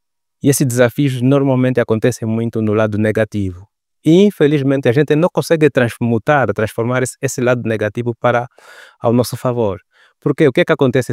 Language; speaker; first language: Portuguese; native; Portuguese